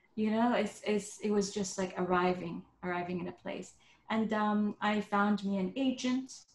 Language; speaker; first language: English; non-native, fluent; Arabic